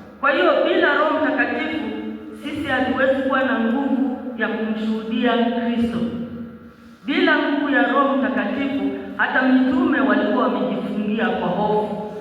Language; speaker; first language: Swahili; native; Swahili